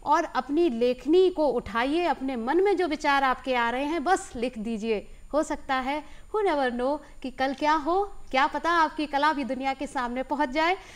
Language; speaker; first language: Hindi; native; Hindi